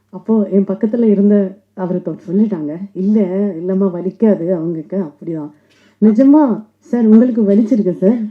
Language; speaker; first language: Tamil; non-native, local second language; Malayalam